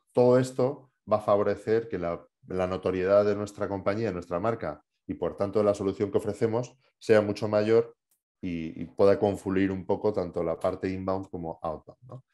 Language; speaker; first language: Spanish; native; Spanish